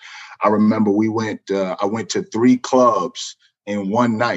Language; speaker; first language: English; native; English